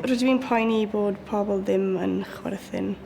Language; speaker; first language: Welsh; non-native, local second language; English